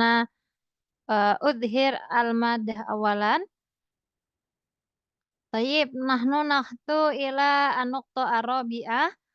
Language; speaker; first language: Arabic; non-native, fluent; Indonesian